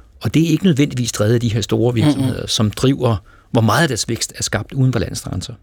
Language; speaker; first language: Danish; native; Danish